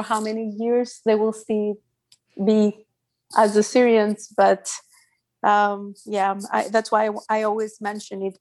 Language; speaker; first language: English; non-native, fluent; Greek